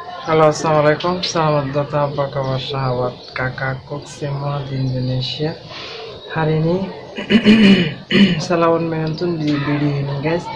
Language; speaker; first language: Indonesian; non-native, learner; Bangla